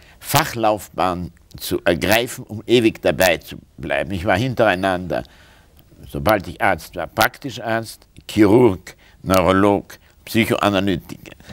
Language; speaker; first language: German; native; German